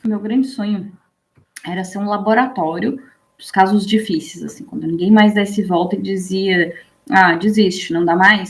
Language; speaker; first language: Portuguese; native; Portuguese